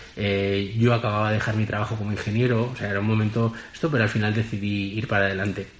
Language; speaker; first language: Spanish; native; Spanish